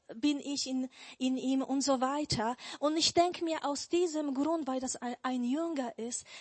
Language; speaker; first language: German; non-native, fluent; Polish